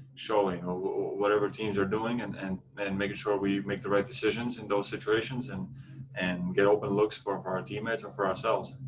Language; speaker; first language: English; non-native, fluent; Latvian